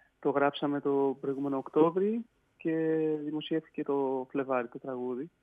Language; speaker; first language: Greek; native; Greek